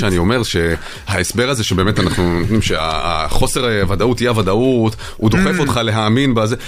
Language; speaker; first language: Hebrew; native; Hebrew